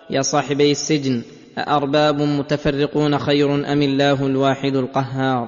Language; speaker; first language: Arabic; native; Arabic